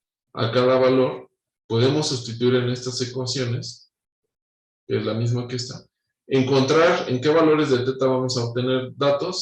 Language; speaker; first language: Spanish; native; Spanish